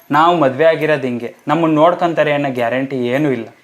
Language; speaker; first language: Kannada; native; Kannada